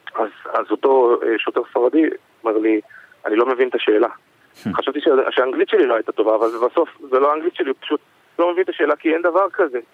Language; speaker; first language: Hebrew; native; Hebrew